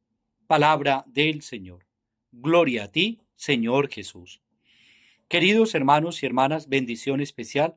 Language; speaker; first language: Spanish; native; Spanish